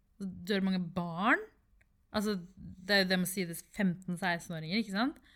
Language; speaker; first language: Norwegian; early bilingual, other home language; Tamil